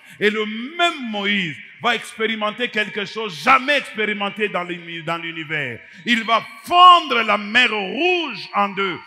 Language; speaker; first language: French; native; French